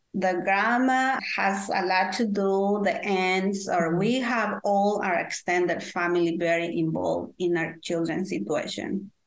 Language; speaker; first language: English; non-native, fluent; Spanish